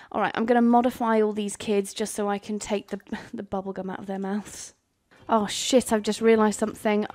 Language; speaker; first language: English; native; English